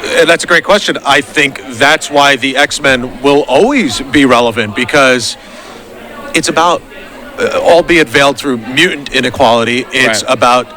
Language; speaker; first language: English; native; English